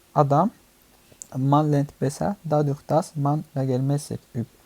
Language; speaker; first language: German; non-native, fluent; Azerbaijani